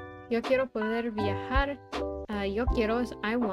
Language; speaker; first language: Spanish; non-native, learner; English